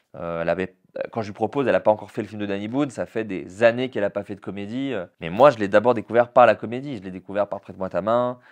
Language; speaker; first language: French; native; French